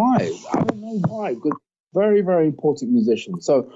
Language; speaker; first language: English; native; English